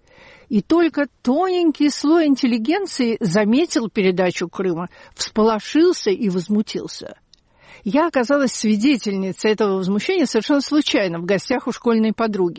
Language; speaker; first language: Russian; native; Russian